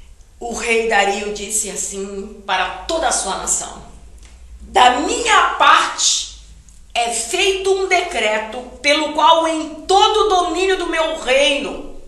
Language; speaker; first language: Portuguese; native; Portuguese